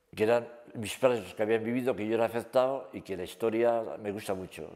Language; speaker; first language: Spanish; native; Spanish